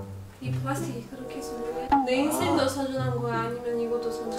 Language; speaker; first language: Korean; non-native, fluent; Russian